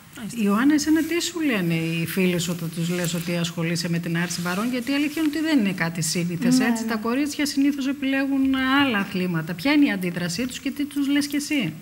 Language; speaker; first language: Greek; native; Greek